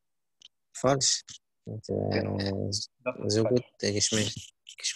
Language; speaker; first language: German; non-native, learner; Arabic